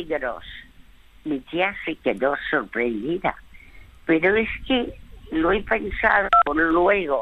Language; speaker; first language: Spanish; early bilingual, other home language; French